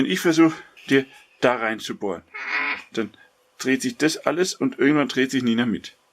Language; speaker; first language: German; native; German